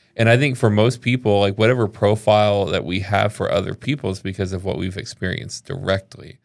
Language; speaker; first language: English; native; English